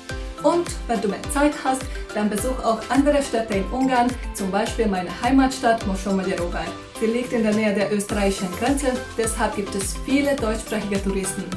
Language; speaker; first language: German; non-native, fluent; Hungarian